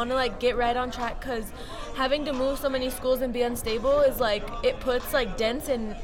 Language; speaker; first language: English; native; English